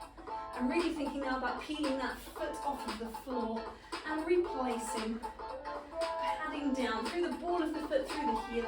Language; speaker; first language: English; native; English